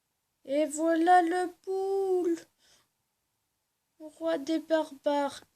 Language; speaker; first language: French; native; French